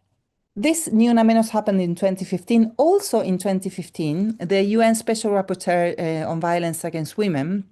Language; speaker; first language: English; non-native, fluent; Spanish